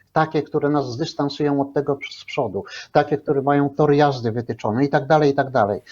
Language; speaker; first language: Polish; native; Polish